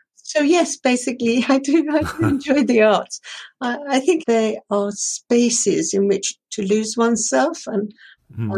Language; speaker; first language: English; non-native, local second language; Persian